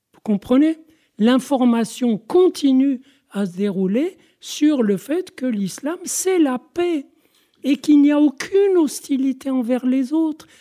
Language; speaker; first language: French; non-native, local second language; Arabic